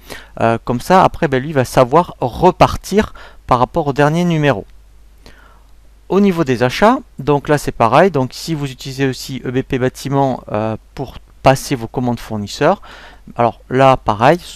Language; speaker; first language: French; native; French